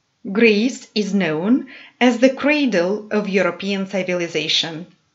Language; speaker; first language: English; non-native, fluent; Romanian